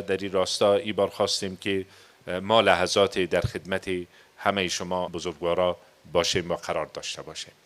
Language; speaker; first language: Persian; native; Persian